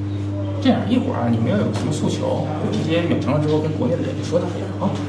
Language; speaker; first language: Chinese; native; Chinese